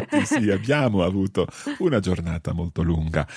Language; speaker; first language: Italian; non-native, fluent; English